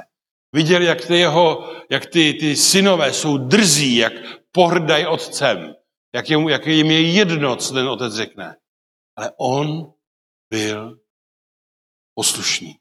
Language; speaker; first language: Czech; non-native, local second language; Polish